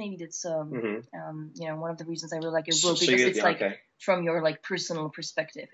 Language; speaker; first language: English; non-native, fluent; Czech